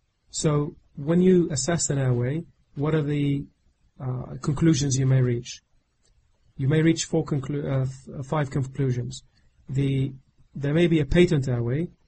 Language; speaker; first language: English; non-native, fluent; Arabic